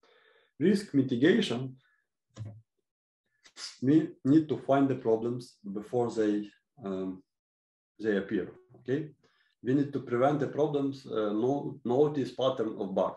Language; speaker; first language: English; non-native, fluent; Ukrainian